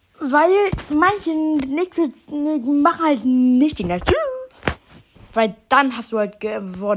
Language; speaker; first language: German; native; German